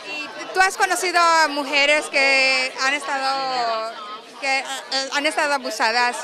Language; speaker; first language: Spanish; early bilingual, heritage; Spanish